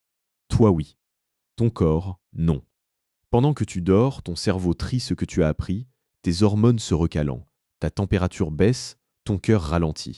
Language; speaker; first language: French; native; French